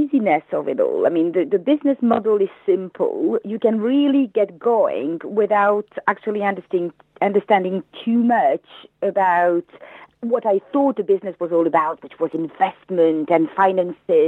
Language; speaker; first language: English; non-native, fluent; French